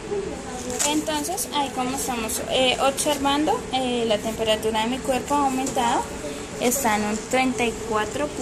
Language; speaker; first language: Spanish; native; Spanish